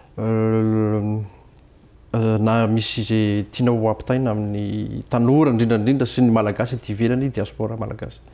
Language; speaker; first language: Malagasy; native; Malagasy